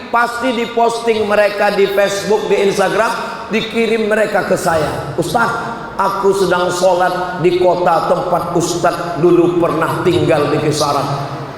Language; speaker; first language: Indonesian; native; Indonesian